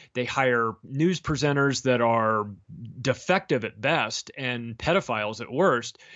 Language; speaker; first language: English; native; English